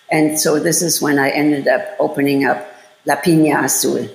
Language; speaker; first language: English; non-native, fluent; German